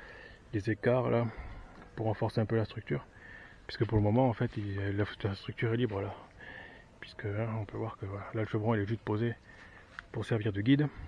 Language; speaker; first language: French; native; French